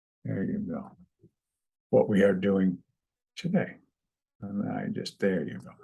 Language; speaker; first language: English; native; English